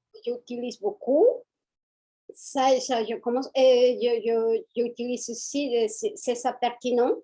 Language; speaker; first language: French; non-native, fluent; Spanish